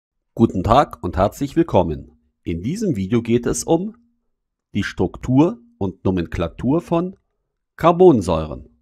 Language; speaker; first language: German; native; German